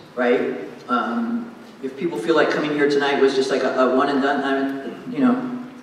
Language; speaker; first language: English; native; English